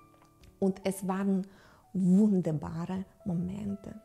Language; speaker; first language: German; non-native, fluent; Russian